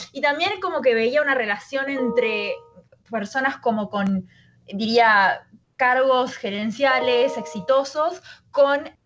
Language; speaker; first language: Spanish; native; Spanish